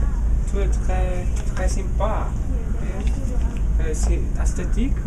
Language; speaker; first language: French; non-native, learner; English